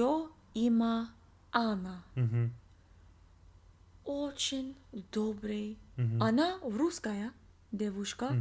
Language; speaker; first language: Russian; non-native, learner; English